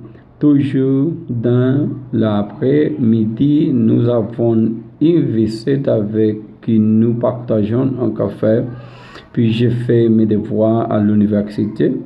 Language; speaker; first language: French; non-native, learner; Spanish